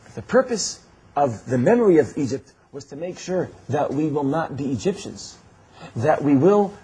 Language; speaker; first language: English; non-native, fluent; Hebrew